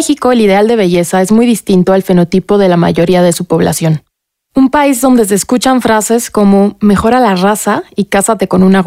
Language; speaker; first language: Spanish; native; Spanish